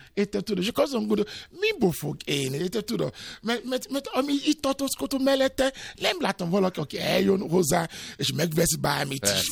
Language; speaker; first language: Hungarian; non-native, learner; Yoruba